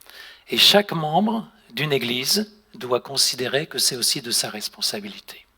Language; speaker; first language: French; native; French